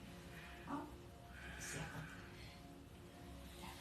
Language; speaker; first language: German; non-native, learner; Thai